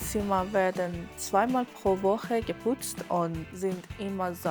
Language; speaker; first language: German; non-native, learner; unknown